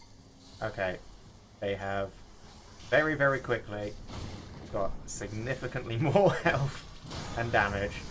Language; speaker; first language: English; native; English